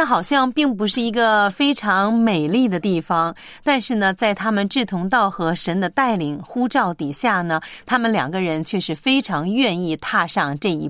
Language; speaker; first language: Chinese; native; Chinese